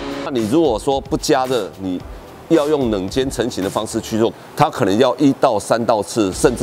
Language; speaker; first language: Chinese; native; Chinese